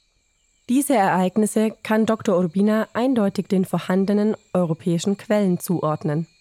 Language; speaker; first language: German; native; German